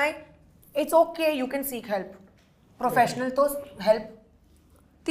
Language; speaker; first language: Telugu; non-native, local second language; Hindi